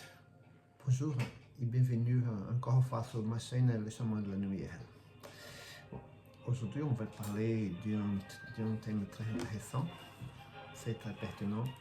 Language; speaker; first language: French; non-native, fluent; Portuguese